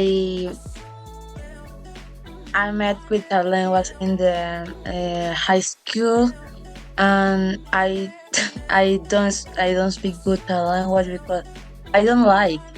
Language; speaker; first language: English; non-native, learner; Spanish